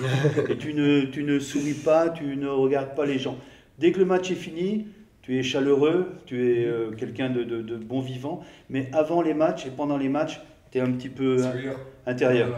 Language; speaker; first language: French; native; French